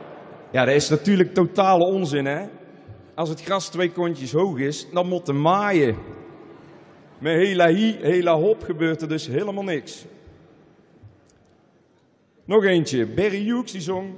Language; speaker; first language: Dutch; native; Dutch